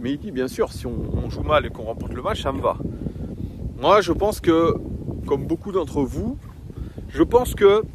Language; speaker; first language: French; native; French